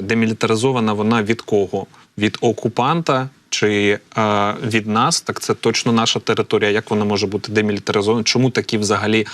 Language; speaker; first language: Ukrainian; native; Ukrainian